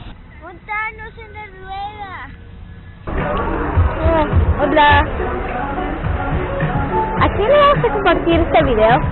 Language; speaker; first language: Spanish; early bilingual, heritage; English